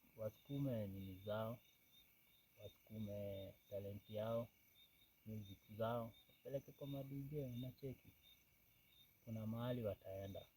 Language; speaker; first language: Swahili; native; Swahili